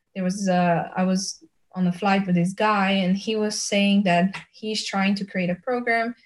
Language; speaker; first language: English; early bilingual, other home language; Slovenian